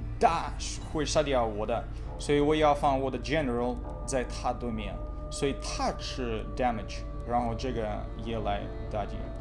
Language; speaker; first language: Chinese; non-native, learner; Russian